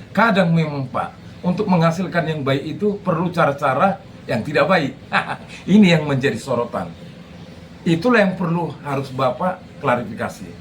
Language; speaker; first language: Indonesian; native; Indonesian